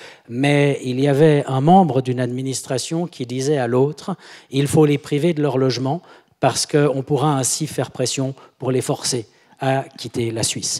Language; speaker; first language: French; native; French